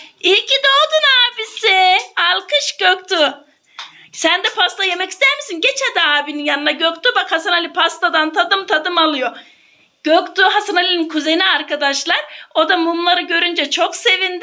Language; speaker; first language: Turkish; native; Turkish